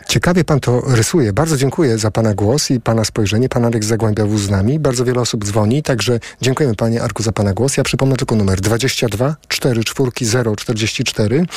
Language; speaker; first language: Polish; native; Polish